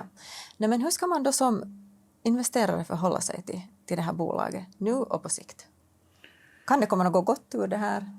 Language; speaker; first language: Swedish; native; Swedish